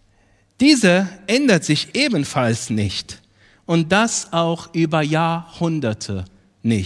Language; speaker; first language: German; non-native, fluent; Arabic